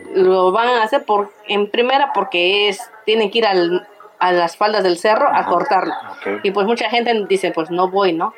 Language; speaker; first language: Spanish; native; Spanish